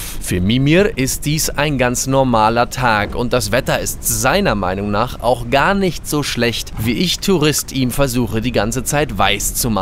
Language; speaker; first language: German; native; German